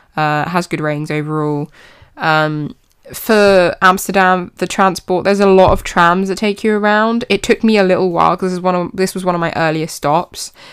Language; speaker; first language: English; native; English